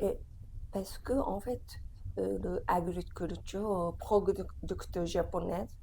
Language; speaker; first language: French; non-native, fluent; Japanese